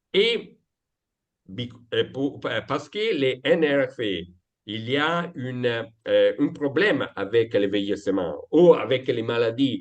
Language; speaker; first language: French; non-native, fluent; Italian